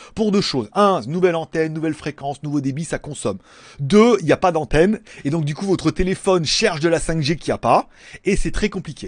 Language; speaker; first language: French; native; French